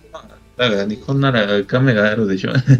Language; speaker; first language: Japanese; non-native, learner; Spanish